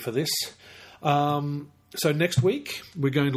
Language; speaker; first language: English; native; English